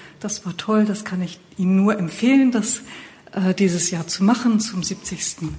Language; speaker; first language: German; native; German